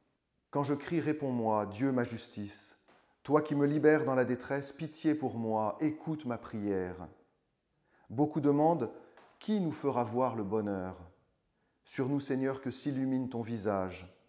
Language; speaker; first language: French; native; French